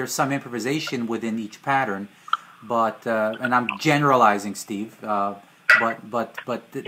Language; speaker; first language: English; early bilingual, other home language; Hungarian